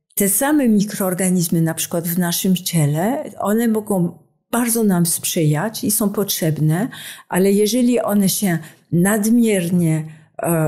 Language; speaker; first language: Polish; non-native, fluent; French